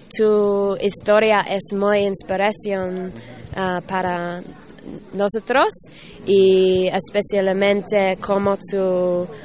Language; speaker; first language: Spanish; non-native, learner; English